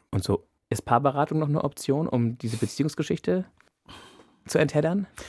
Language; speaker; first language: German; native; German